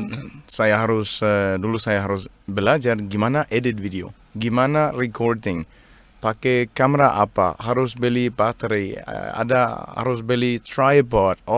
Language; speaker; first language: Indonesian; non-native, learner; Danish